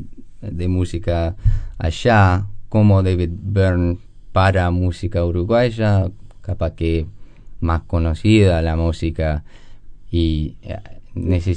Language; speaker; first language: Spanish; non-native, learner; English